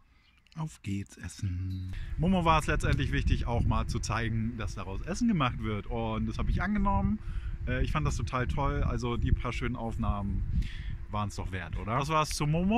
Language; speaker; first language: German; native; German